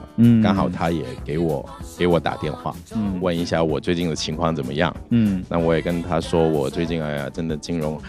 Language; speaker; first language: Chinese; non-native, local second language; Cantonese